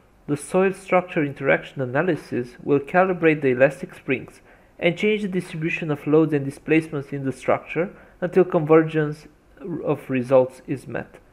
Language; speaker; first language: English; non-native, fluent; Romanian